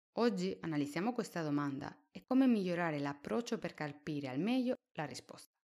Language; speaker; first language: Italian; non-native, fluent; Spanish